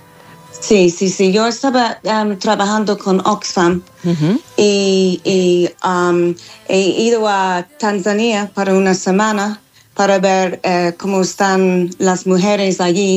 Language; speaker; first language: Spanish; non-native, learner; English